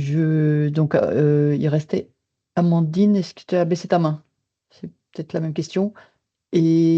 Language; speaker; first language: French; native; French